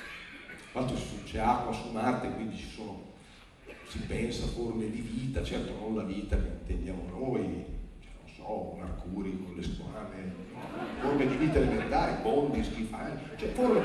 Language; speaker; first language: Italian; native; Italian